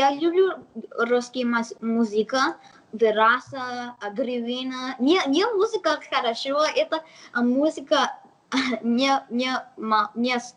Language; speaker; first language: Russian; non-native, learner; English